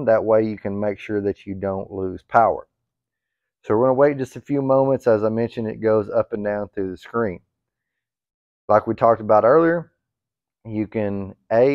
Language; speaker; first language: English; native; English